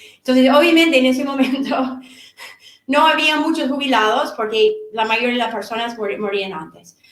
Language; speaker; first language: Spanish; non-native, fluent; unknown